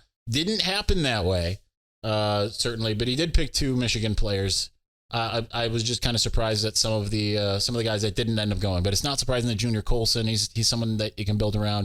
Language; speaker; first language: English; native; English